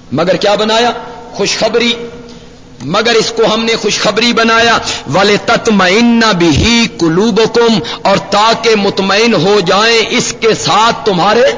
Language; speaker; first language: Urdu; native; Urdu